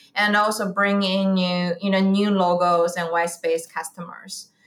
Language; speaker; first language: English; non-native, fluent; Chinese